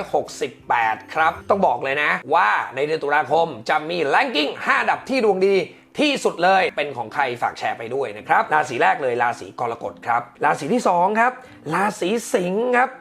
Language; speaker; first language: Thai; native; Thai